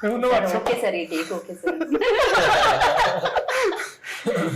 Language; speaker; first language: Telugu; native; Telugu